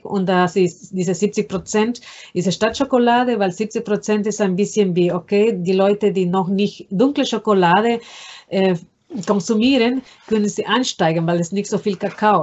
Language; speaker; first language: German; non-native, fluent; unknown